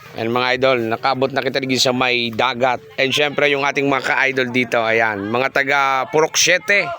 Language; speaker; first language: Filipino; non-native, local second language; Bikol